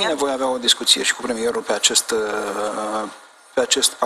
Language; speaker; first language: Romanian; native; Romanian